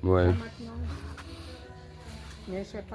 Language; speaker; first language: French; non-native, learner; Indonesian